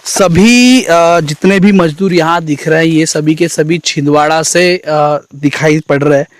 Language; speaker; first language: Hindi; non-native, local second language; Marathi